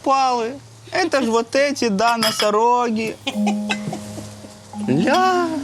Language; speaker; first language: Russian; native; Russian